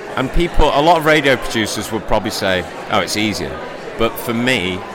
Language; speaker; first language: English; native; English